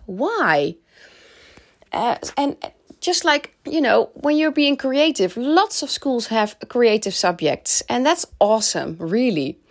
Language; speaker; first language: English; non-native, fluent; Dutch